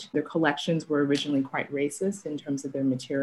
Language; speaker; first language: English; non-native, local second language; Yoruba